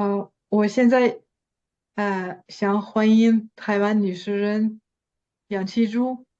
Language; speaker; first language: Chinese; non-native, fluent; French